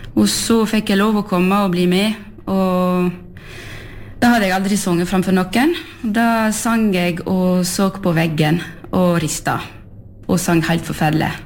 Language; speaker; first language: Norwegian; early bilingual, heritage; French